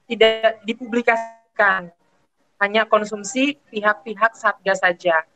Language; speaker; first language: Indonesian; native; Indonesian